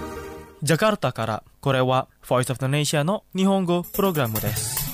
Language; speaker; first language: Japanese; non-native, fluent; Indonesian